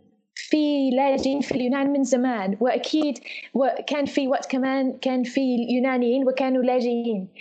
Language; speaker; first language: Arabic; non-native, fluent; English